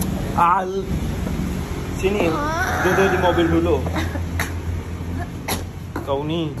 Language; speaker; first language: Indonesian; non-native, fluent; Urdu